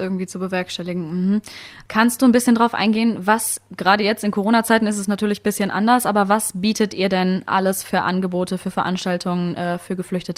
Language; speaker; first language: German; native; German